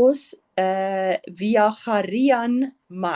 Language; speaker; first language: Spanish; non-native, learner; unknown